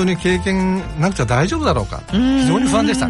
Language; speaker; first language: Japanese; native; Japanese